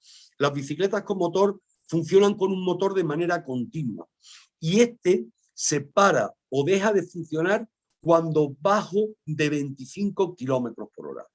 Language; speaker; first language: Spanish; native; Spanish